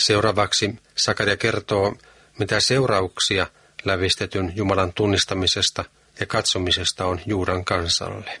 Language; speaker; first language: Finnish; native; Finnish